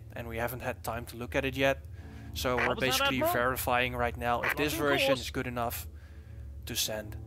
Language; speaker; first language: English; non-native, fluent; Dutch